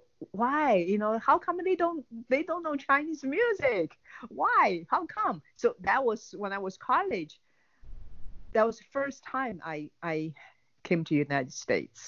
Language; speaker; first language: English; non-native, learner; Chinese